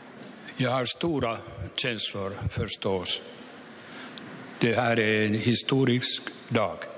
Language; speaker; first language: Swedish; non-native, local second language; Finnish